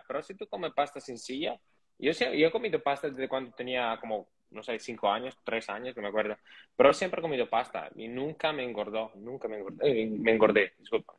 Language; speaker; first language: Spanish; non-native, fluent; Italian